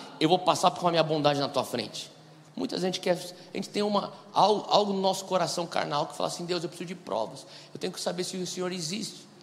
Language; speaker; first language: Portuguese; native; Portuguese